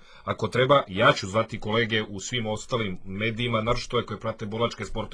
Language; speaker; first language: Serbian; native; Serbian